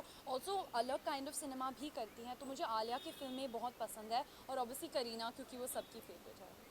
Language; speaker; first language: Hindi; native; Hindi